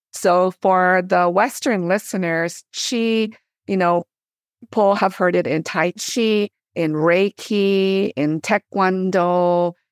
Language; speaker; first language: English; native; English